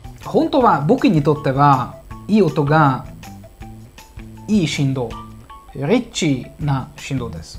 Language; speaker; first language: Japanese; non-native, fluent; Hungarian